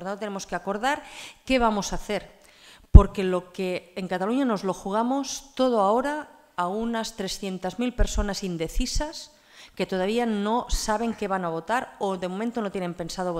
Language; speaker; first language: Spanish; non-native, local second language; Catalan